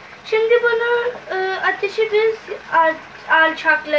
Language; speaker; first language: Turkish; non-native, learner; Urdu